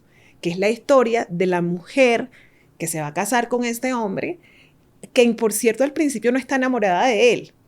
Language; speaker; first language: Spanish; native; Spanish